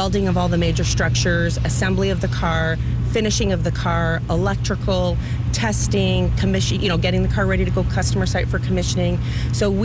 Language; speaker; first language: English; native; English